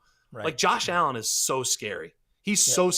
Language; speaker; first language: English; native; English